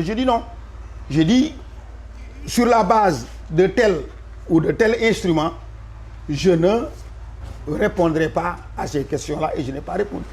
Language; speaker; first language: French; non-native, local second language; Wolof